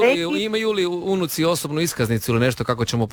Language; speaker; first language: Serbian; native; Serbian